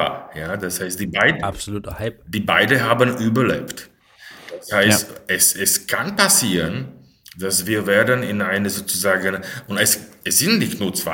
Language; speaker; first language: German; non-native, fluent; Slovak